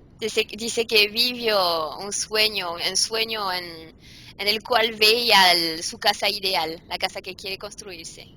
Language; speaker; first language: Spanish; non-native, fluent; French